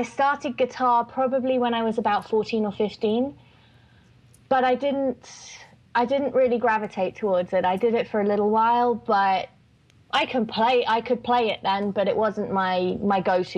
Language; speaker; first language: English; native; English